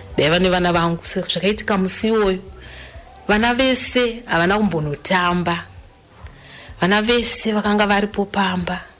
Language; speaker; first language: Shona; native; Shona